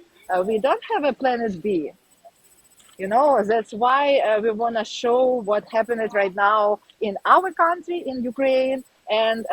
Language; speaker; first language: English; non-native, learner; Ukrainian